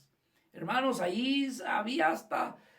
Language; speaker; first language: Spanish; native; Spanish